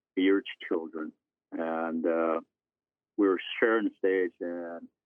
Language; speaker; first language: English; non-native, fluent; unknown